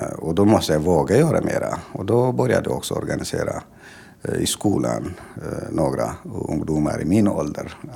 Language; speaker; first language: Swedish; non-native, fluent; Tigrinya